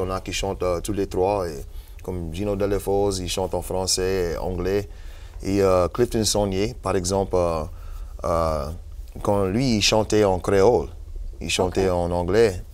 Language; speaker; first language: French; non-native, local second language; English